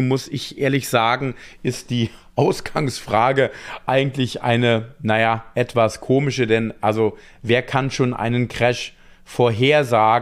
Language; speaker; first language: German; native; German